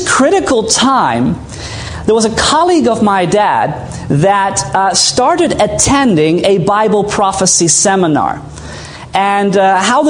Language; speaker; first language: English; native; English